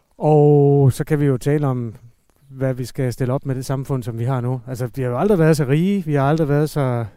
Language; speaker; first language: Danish; native; Danish